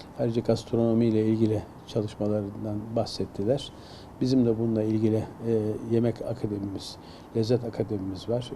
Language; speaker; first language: Turkish; native; Turkish